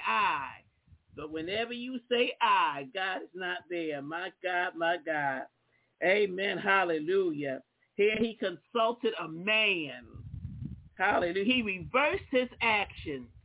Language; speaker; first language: English; native; English